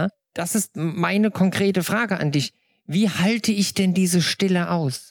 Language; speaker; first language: German; native; German